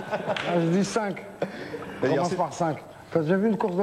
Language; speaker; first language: French; native; French